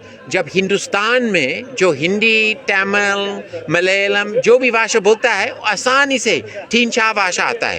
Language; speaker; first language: Hindi; non-native, fluent; English